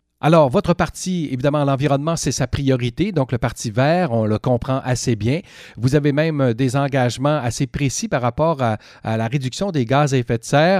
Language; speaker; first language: French; native; French